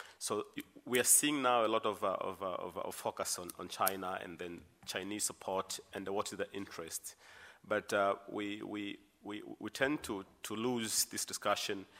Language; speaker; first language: English; non-native, local second language; Swahili